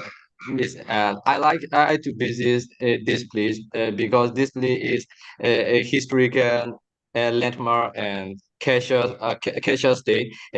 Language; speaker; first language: English; non-native, learner; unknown